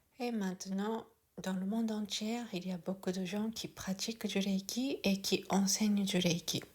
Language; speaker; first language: French; non-native, fluent; Japanese